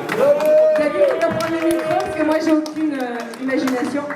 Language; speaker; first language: French; native; French